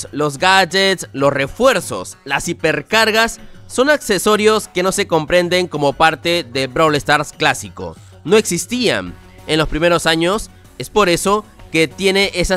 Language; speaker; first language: Spanish; native; Spanish